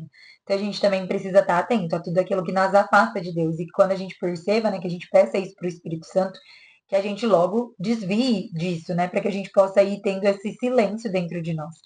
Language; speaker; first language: Portuguese; native; Portuguese